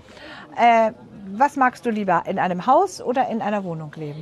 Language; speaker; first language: German; native; German